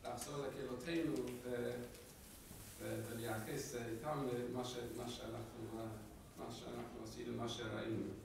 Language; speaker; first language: Hebrew; non-native, fluent; English